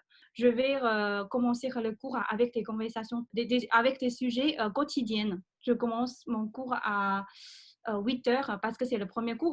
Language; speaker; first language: French; non-native, fluent; Chinese